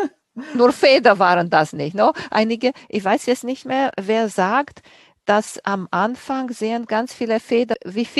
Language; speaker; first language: German; native; German